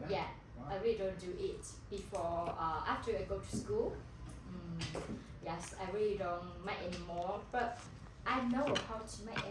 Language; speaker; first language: English; non-native, learner; Hmong